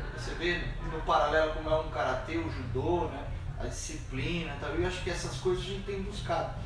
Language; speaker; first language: Portuguese; native; Portuguese